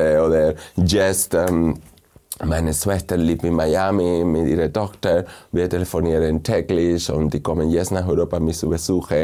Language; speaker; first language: German; non-native, fluent; Spanish